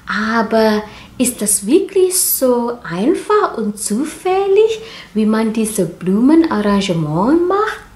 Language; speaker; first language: German; non-native, fluent; Indonesian